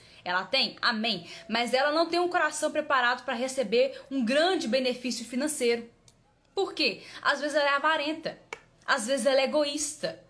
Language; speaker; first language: Portuguese; native; Portuguese